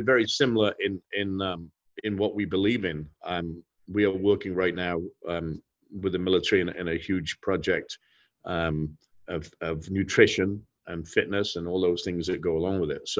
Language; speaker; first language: English; native; English